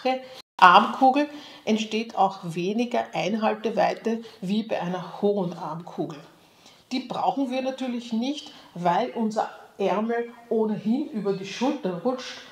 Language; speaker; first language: German; native; German